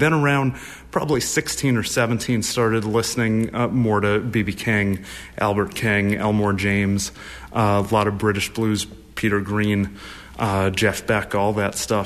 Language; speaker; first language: English; native; English